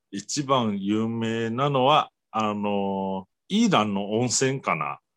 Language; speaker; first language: Japanese; non-native, learner; Chinese